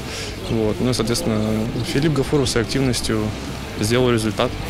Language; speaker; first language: Russian; native; Russian